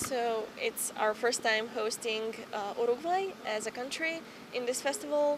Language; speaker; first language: English; non-native, fluent; Serbian